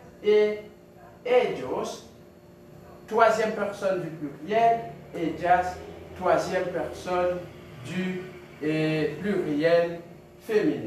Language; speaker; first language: French; non-native, local second language; Haitian Creole